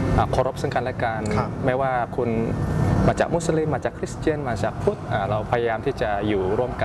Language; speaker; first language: Thai; early bilingual, other home language; Indonesian